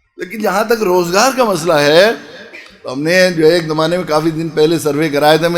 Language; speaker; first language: Urdu; native; Urdu